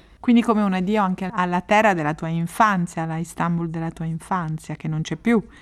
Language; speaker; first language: Italian; native; Italian